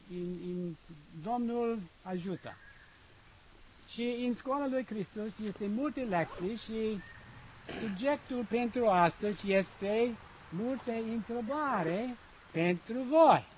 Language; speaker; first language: Romanian; non-native, learner; English